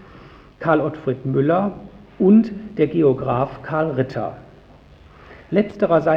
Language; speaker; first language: German; native; German